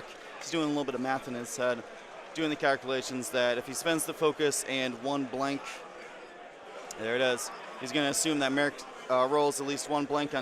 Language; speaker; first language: English; native; English